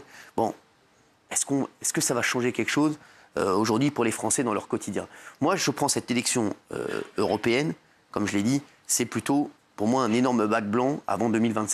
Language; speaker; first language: French; native; French